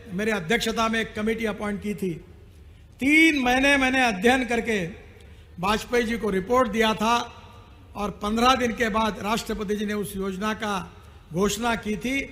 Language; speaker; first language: Hindi; non-native, local second language; Marathi